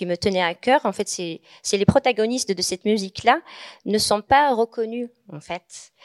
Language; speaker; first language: French; non-native, local second language; Arabic